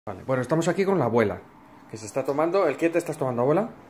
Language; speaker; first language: Spanish; native; Spanish